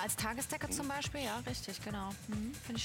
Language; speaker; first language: German; native; German